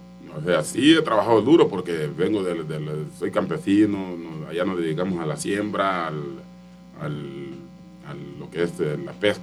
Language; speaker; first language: Spanish; non-native, local second language; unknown